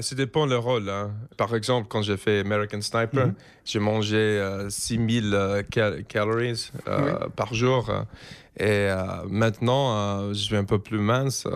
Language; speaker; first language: French; non-native, learner; English